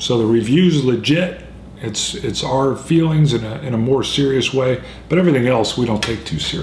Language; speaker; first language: English; native; English